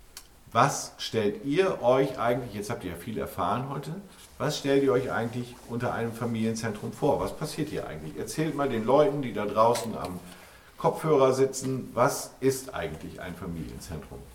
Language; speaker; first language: German; native; German